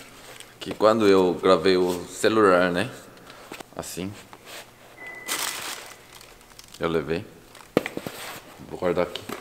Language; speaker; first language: Portuguese; non-native, learner; Korean